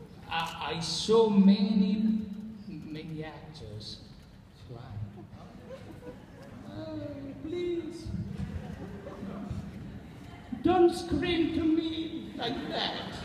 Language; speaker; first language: English; non-native, learner; Italian